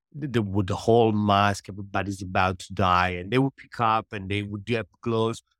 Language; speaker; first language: English; non-native, fluent; Italian